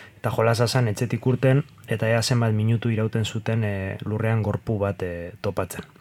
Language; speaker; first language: Basque; non-native, local second language; Spanish